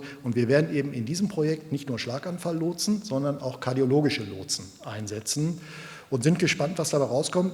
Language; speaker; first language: German; native; German